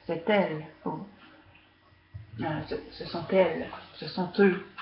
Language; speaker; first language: French; non-native, fluent; English